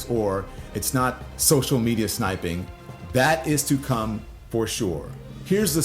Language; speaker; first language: English; native; English